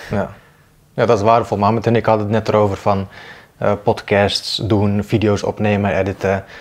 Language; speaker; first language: Dutch; early bilingual, other home language; Bosnian